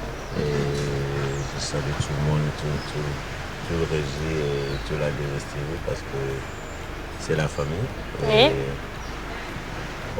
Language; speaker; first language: French; non-native, local second language; Wolof